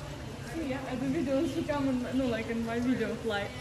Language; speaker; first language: English; non-native, learner; Russian